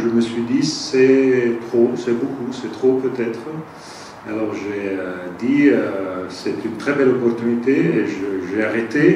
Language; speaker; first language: French; non-native, fluent; Italian